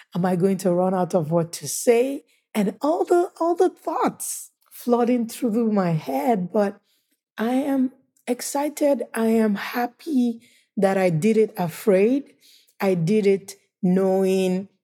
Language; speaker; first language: English; non-native, local second language; Igbo